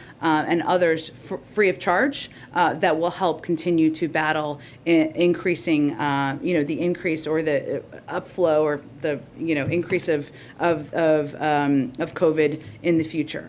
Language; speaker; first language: English; native; English